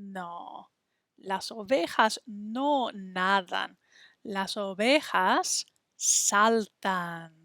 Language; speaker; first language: Spanish; non-native, fluent; English